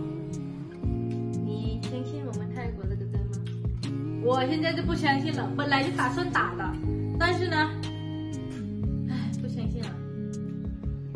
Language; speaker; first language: Chinese; non-native, fluent; Thai